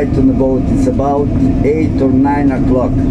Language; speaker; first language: English; non-native, learner; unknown